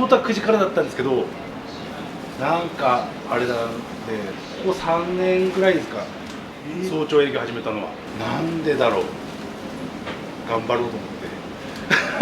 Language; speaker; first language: Japanese; native; Japanese